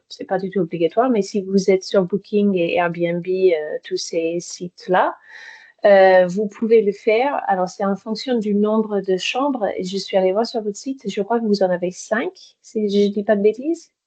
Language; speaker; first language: French; native; French